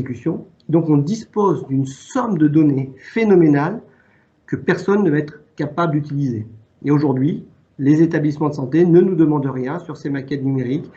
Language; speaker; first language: French; native; French